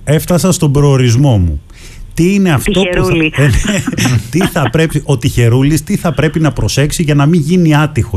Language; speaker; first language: Greek; native; Greek